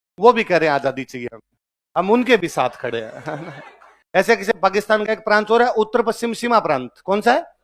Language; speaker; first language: Hindi; native; Hindi